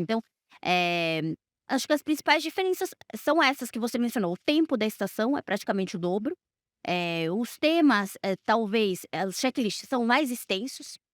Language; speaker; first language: Portuguese; non-native, fluent; Spanish